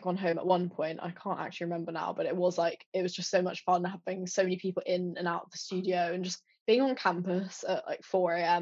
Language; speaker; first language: English; native; English